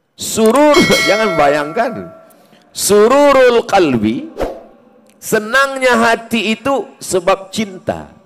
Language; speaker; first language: Malay; native; Malay